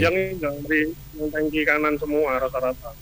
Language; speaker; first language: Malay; non-native, local second language; Javanese